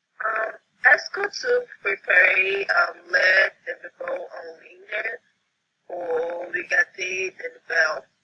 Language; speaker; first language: French; non-native, learner; English